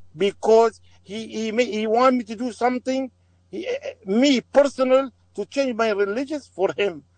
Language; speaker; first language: English; non-native, learner; Arabic